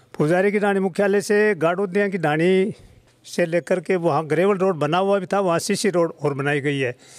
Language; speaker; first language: Hindi; native; Hindi